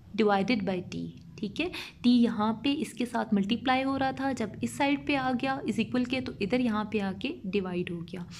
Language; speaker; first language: Urdu; non-native, local second language; Punjabi